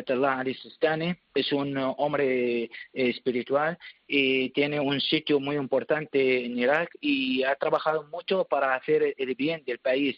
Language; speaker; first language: Spanish; non-native, learner; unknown